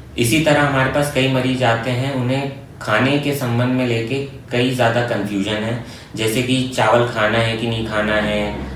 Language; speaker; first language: Hindi; native; Hindi